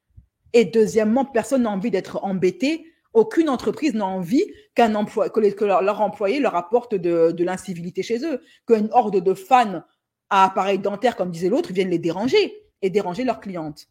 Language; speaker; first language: French; native; French